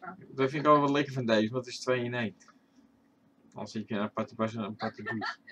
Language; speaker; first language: Dutch; native; Dutch